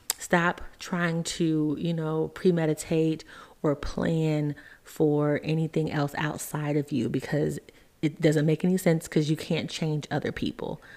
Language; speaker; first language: English; native; English